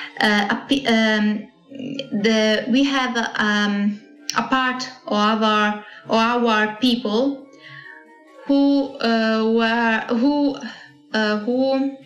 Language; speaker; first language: English; non-native, learner; Italian